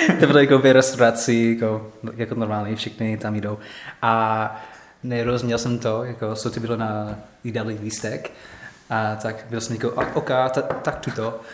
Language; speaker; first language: Czech; non-native, learner; English